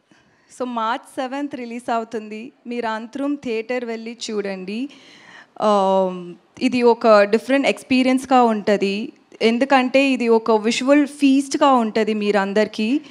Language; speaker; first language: Telugu; non-native, learner; Tamil